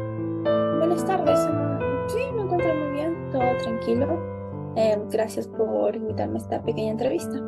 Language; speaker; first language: Spanish; native; Spanish